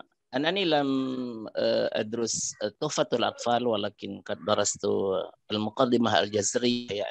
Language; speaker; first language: Arabic; non-native, fluent; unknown